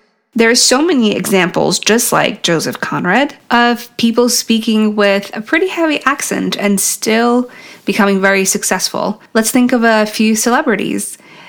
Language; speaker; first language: English; non-native, fluent; Polish